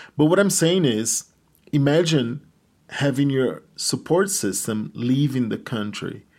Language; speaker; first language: English; non-native, fluent; Portuguese